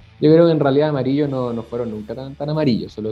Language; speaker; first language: Spanish; native; Spanish